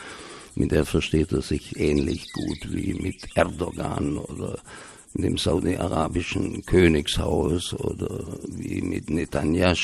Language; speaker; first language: German; native; German